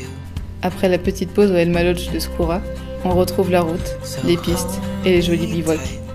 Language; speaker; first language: French; native; French